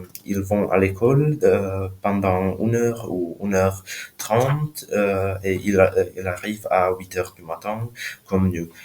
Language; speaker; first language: French; non-native, learner; Slovak